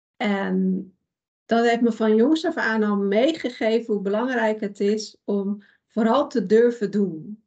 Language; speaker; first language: Dutch; early bilingual, other home language; Persian